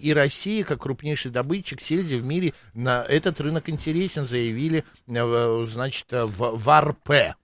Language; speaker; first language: Russian; native; Russian